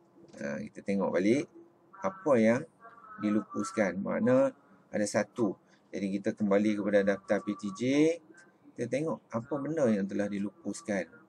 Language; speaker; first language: Malay; native; Malay